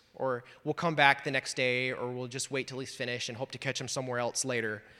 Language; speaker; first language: English; native; English